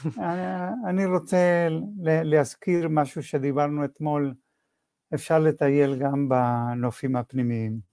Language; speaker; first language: Hebrew; non-native, fluent; Spanish